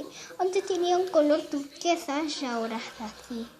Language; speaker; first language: Spanish; native; Spanish